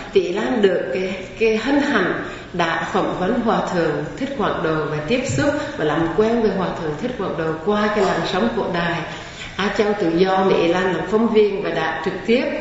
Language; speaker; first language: Vietnamese; non-native, fluent; English